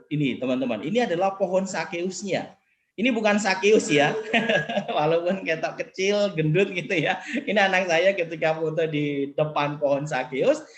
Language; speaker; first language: Indonesian; native; Indonesian